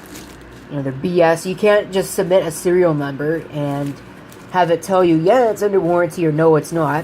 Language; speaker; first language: English; native; English